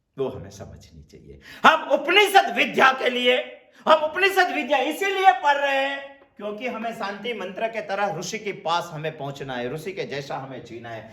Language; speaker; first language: Hindi; non-native, local second language; Gujarati